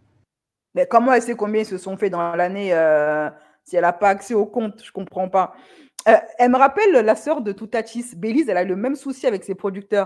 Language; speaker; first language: French; native; French